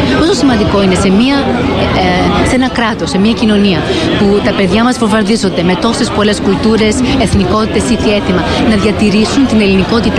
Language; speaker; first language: Greek; native; Greek